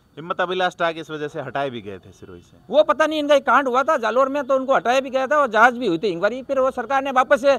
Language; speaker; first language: Hindi; native; Hindi